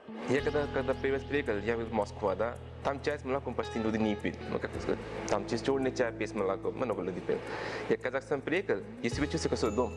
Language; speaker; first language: Russian; non-native, learner; Tamil